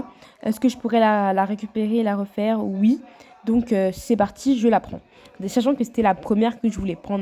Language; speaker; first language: French; native; French